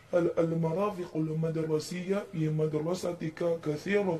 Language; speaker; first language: Arabic; non-native, learner; Indonesian